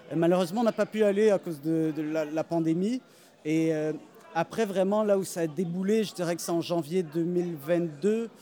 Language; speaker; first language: French; native; French